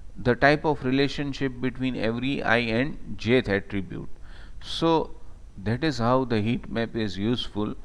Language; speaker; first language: English; non-native, local second language; Gujarati